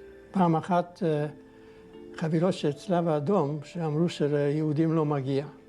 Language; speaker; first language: Hebrew; non-native, fluent; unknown